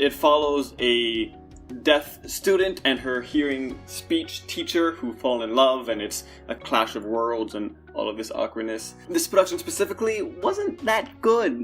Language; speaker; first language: English; native; English